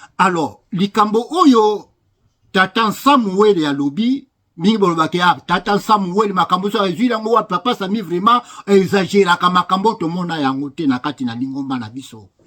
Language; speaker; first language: Lingala; non-native, local second language; Kongo